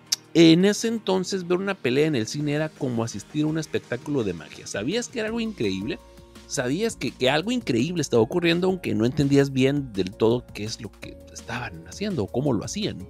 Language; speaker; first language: Spanish; native; Spanish